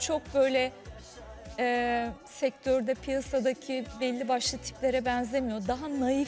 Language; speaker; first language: Turkish; native; Turkish